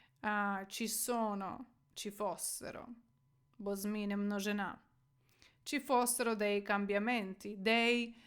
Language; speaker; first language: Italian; non-native, fluent; Ukrainian